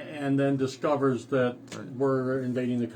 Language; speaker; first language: English; native; English